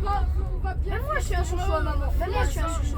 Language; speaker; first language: French; native; French